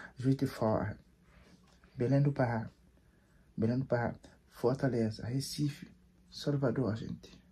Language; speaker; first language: Portuguese; non-native, local second language; Kabuverdianu